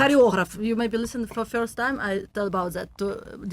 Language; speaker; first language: English; non-native, learner; Russian